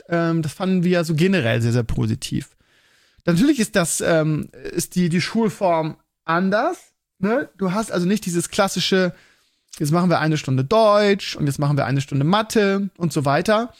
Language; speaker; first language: German; native; German